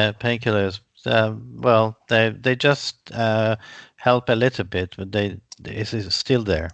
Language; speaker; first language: English; non-native, fluent; Persian